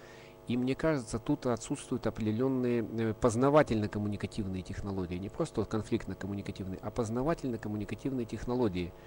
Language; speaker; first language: Russian; native; Russian